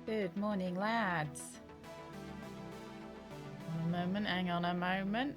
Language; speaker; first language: English; native; English